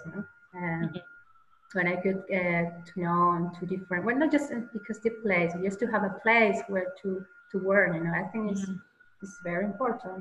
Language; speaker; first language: English; non-native, learner; Spanish